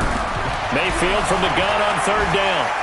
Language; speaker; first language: English; native; English